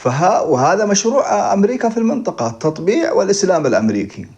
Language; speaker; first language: Arabic; native; Arabic